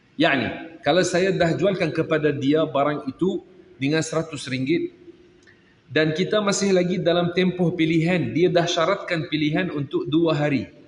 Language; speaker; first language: Malay; non-native, fluent; Arabic